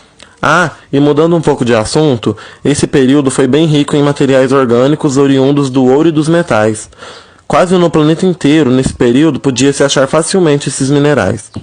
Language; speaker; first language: Portuguese; native; Portuguese